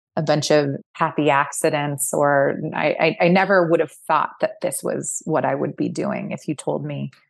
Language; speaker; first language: English; native; English